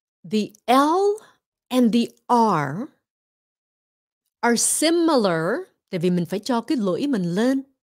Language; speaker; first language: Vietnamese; early bilingual, heritage; Vietnamese